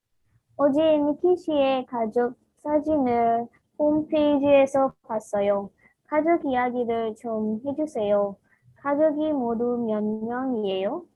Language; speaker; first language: Korean; non-native, learner; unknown